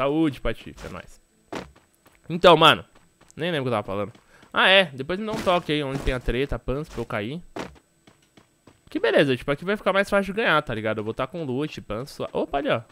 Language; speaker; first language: Portuguese; native; Portuguese